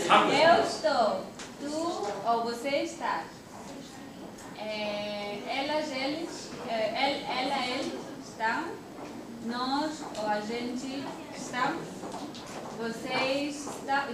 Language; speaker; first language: Portuguese; non-native, learner; English